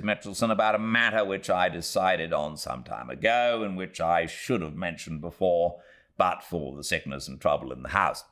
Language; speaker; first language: English; native; English